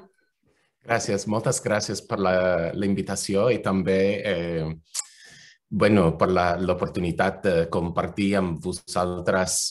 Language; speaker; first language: Catalan; non-native, fluent; English